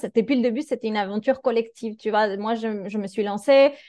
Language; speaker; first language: French; non-native, fluent; Spanish